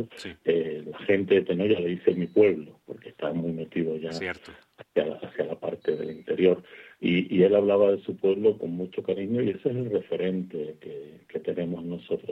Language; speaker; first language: Spanish; native; Spanish